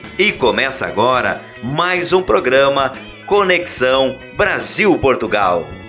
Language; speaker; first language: Portuguese; native; Portuguese